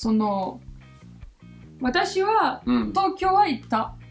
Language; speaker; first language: Japanese; non-native, fluent; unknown